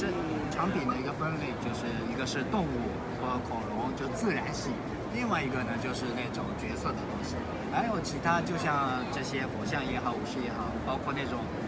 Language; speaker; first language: Chinese; non-native, fluent; Japanese